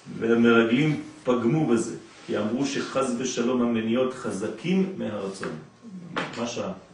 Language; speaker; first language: Hebrew; non-native, fluent; French